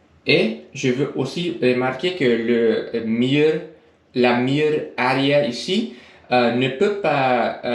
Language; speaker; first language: French; non-native, learner; English